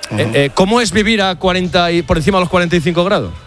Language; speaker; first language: Spanish; native; Spanish